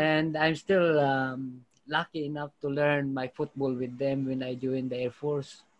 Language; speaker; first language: English; non-native, local second language; Filipino